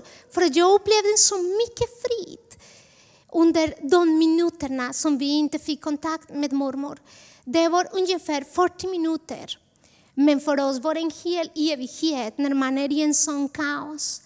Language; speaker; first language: Swedish; non-native, fluent; Spanish